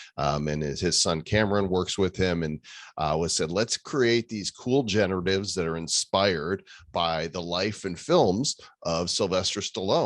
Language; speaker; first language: English; native; English